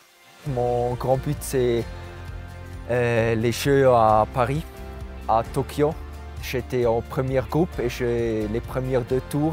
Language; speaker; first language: French; non-native, local second language; German